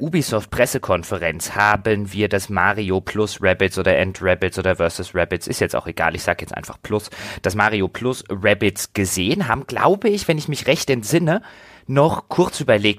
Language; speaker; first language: German; native; German